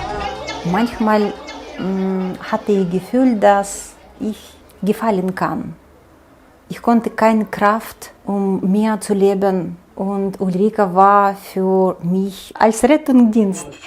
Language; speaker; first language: German; non-native, learner; Ukrainian